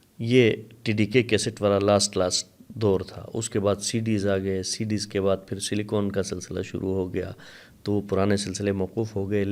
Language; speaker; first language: Urdu; non-native, local second language; Sicilian